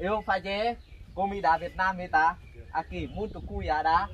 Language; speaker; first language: Portuguese; non-native, learner; Vietnamese